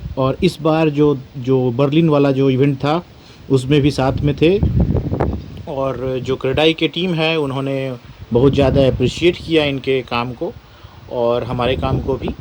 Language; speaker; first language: Hindi; native; Hindi